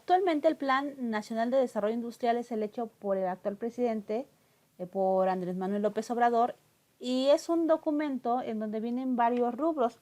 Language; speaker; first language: Spanish; native; Spanish